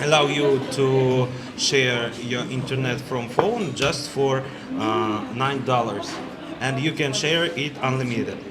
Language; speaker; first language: English; non-native, learner; Russian